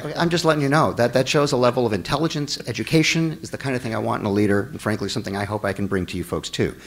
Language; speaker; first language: English; native; English